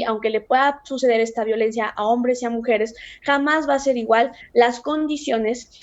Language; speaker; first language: Spanish; native; Spanish